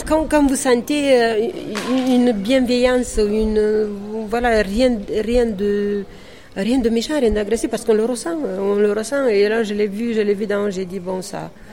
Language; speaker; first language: French; non-native, fluent; Romanian